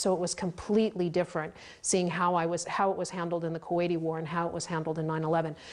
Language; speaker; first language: English; native; English